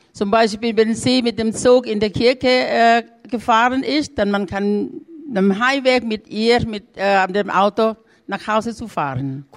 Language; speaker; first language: German; non-native, learner; Thai